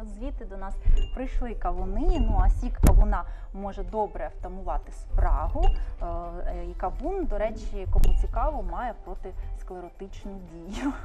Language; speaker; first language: Ukrainian; native; Ukrainian